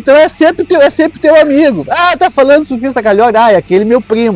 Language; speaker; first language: Portuguese; native; Portuguese